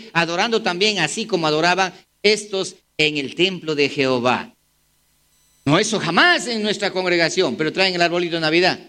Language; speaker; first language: Spanish; native; Spanish